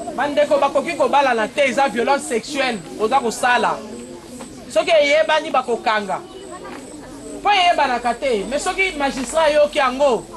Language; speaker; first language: Lingala; non-native, local second language; Kongo